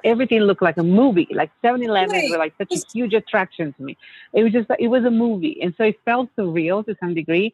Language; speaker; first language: English; non-native, fluent; Italian